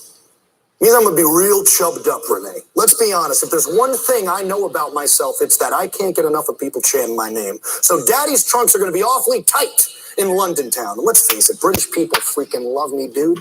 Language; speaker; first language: English; native; English